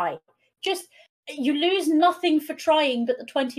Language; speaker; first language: English; non-native, local second language; Welsh